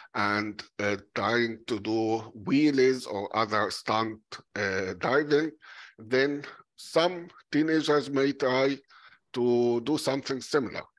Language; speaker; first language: English; non-native, fluent; Arabic